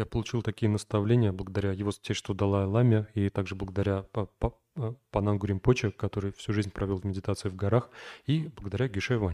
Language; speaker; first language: Russian; native; Russian